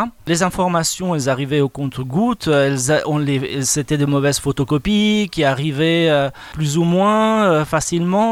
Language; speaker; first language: French; non-native, fluent; Spanish